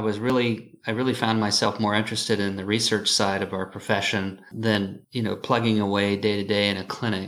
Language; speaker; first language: English; native; English